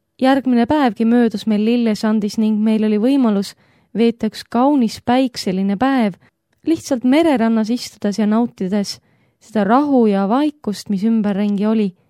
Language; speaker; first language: Estonian; native; Estonian